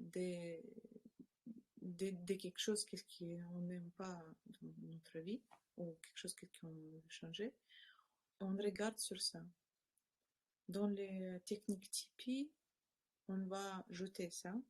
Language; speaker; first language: French; non-native, learner; Russian